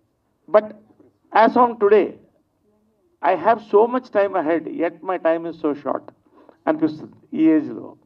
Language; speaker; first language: Telugu; native; Telugu